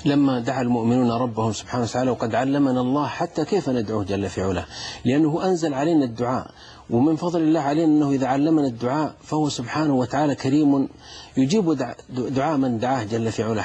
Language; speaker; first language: Arabic; native; Arabic